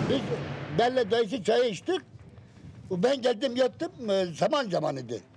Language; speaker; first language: Turkish; non-native, local second language; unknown